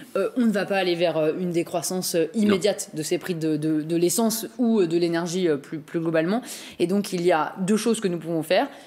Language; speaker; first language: French; native; French